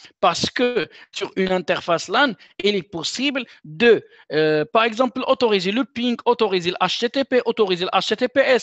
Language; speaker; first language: French; non-native, local second language; Arabic